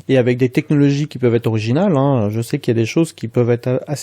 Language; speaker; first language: French; native; French